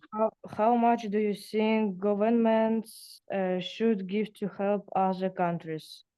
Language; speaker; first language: English; non-native, learner; Russian